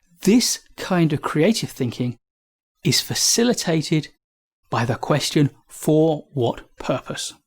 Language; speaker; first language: English; native; English